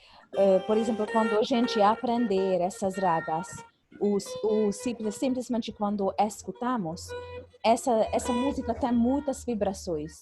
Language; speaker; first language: Portuguese; non-native, fluent; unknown